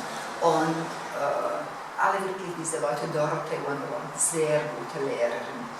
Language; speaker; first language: German; non-native, fluent; Bosnian